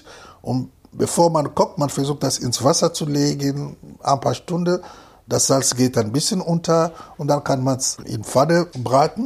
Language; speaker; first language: German; non-native, fluent; Lingala